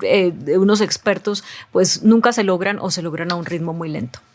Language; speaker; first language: Spanish; native; Spanish